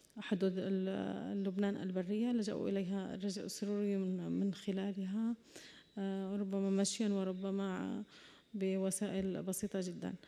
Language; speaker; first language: Arabic; native; Arabic